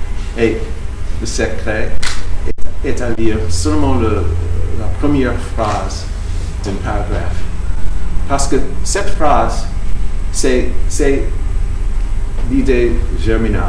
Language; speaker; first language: French; non-native, fluent; English